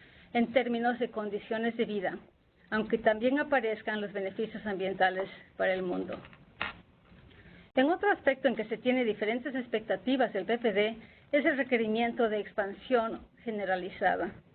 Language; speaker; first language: Spanish; native; Spanish